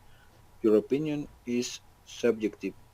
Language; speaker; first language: English; non-native, learner; Spanish